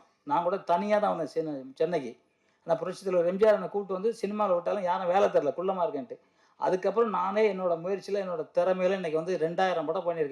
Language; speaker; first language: Tamil; native; Tamil